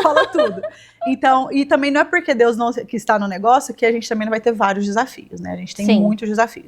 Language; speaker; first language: Portuguese; native; Portuguese